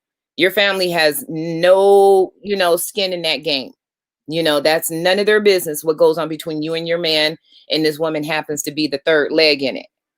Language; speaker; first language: English; native; English